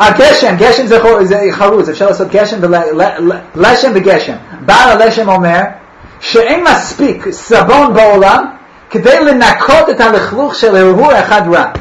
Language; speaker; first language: Hebrew; non-native, fluent; English